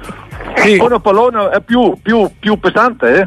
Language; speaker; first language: Italian; non-native, learner; Dutch